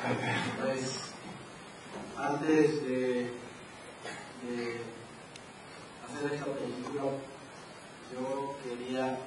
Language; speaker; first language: Spanish; non-native, local second language; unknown